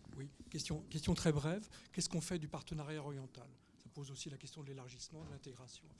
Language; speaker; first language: French; native; French